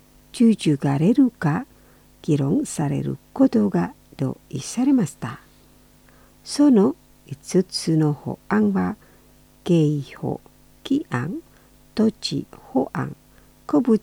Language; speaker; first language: Japanese; non-native, fluent; Indonesian